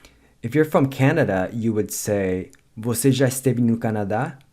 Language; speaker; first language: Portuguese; non-native, fluent; English